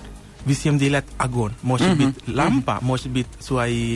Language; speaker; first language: Russian; non-native, learner; Sinhala